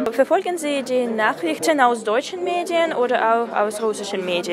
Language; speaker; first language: German; non-native, learner; Russian